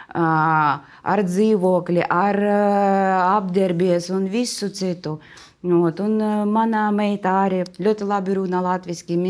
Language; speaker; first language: Latvian; non-native, fluent; Ukrainian